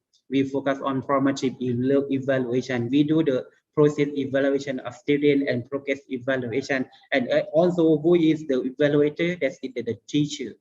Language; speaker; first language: English; non-native, learner; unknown